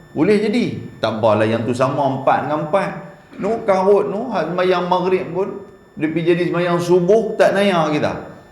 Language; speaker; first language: Malay; native; Malay